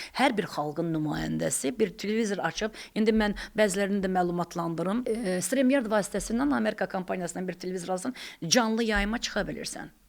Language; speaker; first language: Azerbaijani; non-native, local second language; Talysh